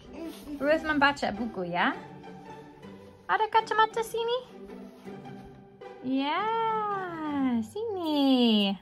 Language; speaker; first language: Indonesian; non-native, learner; English